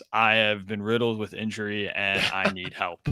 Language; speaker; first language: English; native; English